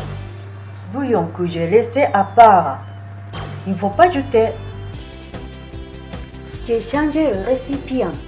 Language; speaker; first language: French; non-native, fluent; Japanese